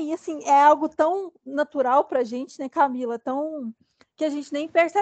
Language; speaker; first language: Portuguese; native; Portuguese